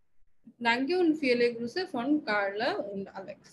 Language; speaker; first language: German; non-native, fluent; Bangla